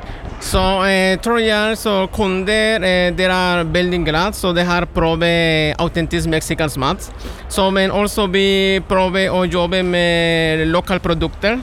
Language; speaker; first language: Norwegian; non-native, learner; Spanish